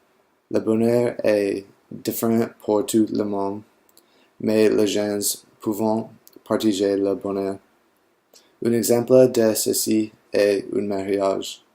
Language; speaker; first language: French; non-native, learner; English